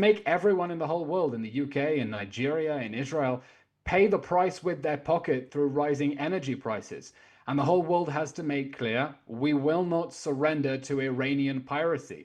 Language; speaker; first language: English; native; English